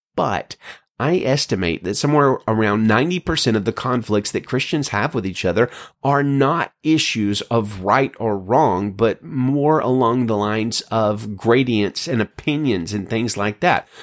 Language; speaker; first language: English; native; English